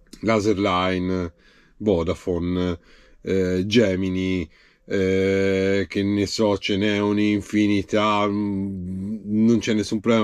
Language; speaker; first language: Italian; native; Italian